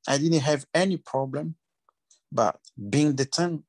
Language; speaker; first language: English; non-native, learner; French